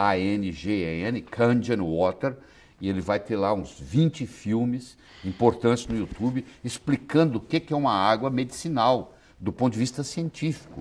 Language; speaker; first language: Portuguese; native; Portuguese